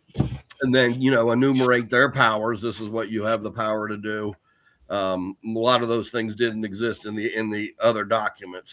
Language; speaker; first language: English; native; English